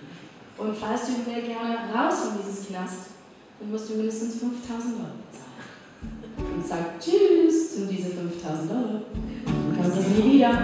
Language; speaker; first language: German; non-native, fluent; English